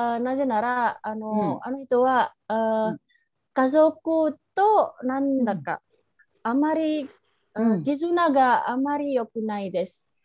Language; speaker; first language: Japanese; non-native, learner; Indonesian